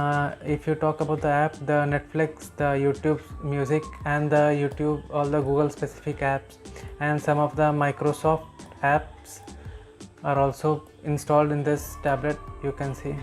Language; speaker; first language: English; non-native, local second language; Hindi